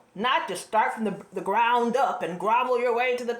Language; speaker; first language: English; native; English